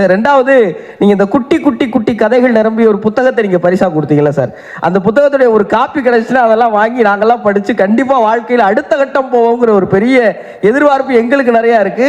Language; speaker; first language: Tamil; native; Tamil